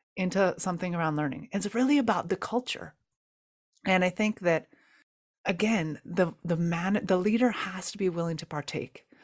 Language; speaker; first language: English; native; English